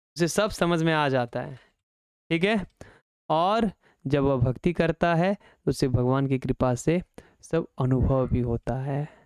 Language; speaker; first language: Hindi; native; Hindi